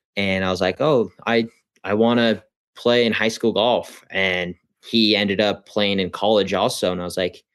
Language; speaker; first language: English; native; English